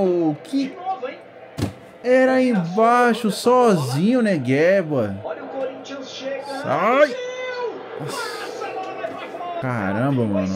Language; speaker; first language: Portuguese; native; Portuguese